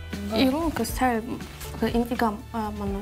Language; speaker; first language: Korean; non-native, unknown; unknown